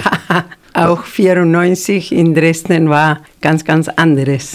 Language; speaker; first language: German; non-native, fluent; Spanish